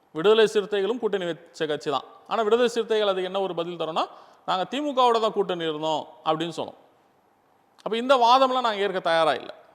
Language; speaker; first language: Tamil; non-native, local second language; Urdu